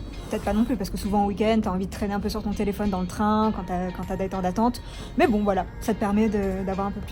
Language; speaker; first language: French; native; French